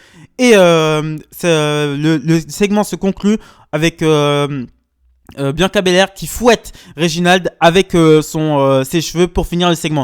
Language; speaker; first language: French; native; French